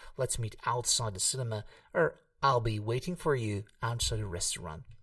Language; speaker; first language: English; non-native, fluent; Hungarian